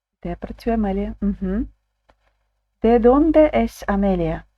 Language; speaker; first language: Spanish; non-native, learner; Ukrainian